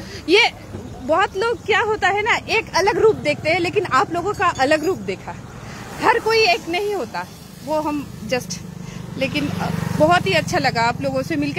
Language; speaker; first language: Hindi; non-native, local second language; Bangla